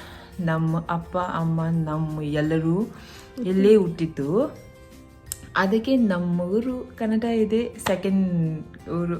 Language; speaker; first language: Kannada; non-native, local second language; Tibetan